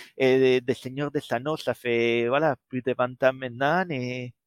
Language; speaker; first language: French; non-native, fluent; Spanish